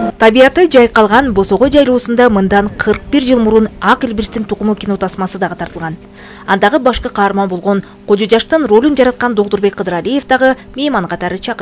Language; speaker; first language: Kyrgyz; native; Kyrgyz